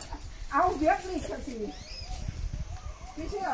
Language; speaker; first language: German; non-native, learner; Thai